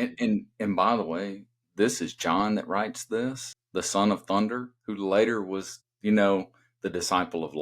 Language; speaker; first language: English; native; English